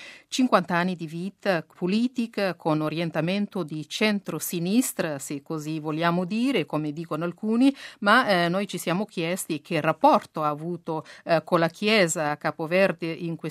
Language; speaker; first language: Italian; non-native, fluent; Kabuverdianu